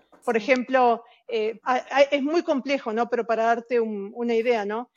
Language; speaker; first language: Spanish; native; Spanish